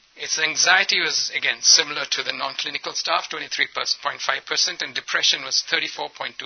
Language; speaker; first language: English; early bilingual, other home language; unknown